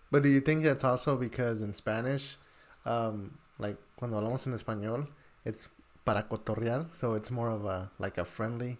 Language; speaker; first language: English; early bilingual, other home language; Spanish